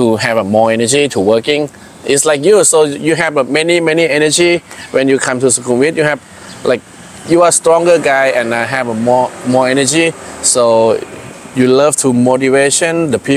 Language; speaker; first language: English; non-native, learner; Thai